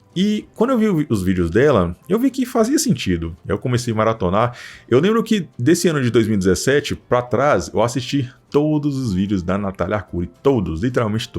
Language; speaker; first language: Portuguese; native; Portuguese